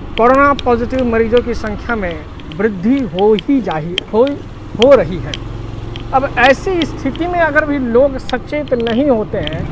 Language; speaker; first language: Hindi; native; Hindi